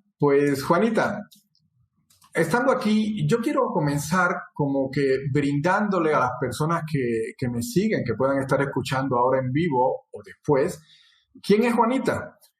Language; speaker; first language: Spanish; native; Spanish